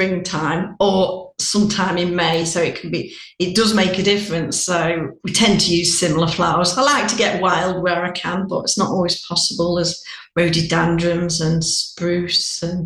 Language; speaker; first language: English; native; English